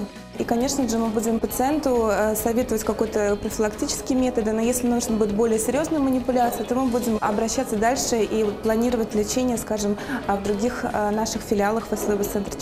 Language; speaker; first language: Russian; native; Russian